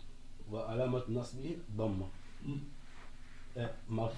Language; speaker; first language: Arabic; non-native, learner; French